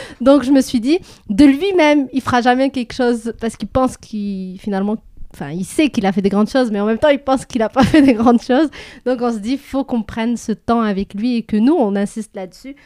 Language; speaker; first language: French; native; French